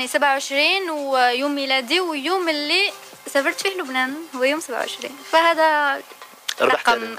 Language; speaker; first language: Arabic; native; Arabic